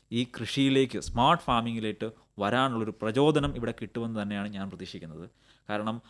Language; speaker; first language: Malayalam; native; Malayalam